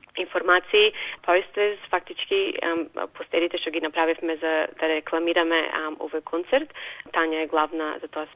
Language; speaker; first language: Macedonian; native; Macedonian